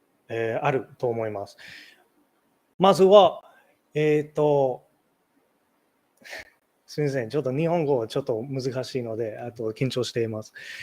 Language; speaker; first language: Japanese; non-native, learner; English